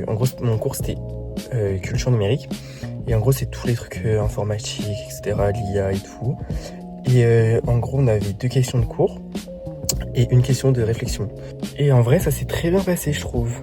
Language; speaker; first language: French; native; French